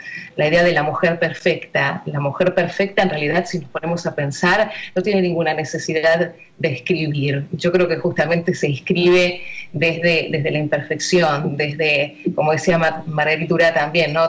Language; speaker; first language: Spanish; native; Spanish